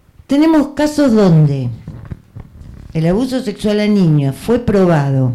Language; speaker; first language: Spanish; native; Spanish